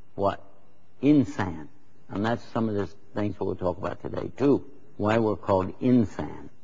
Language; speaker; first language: English; native; English